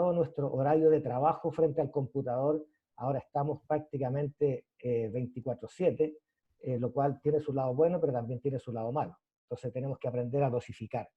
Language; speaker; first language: Spanish; native; Spanish